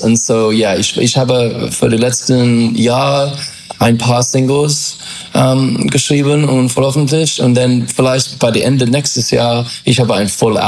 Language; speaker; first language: German; non-native, fluent; English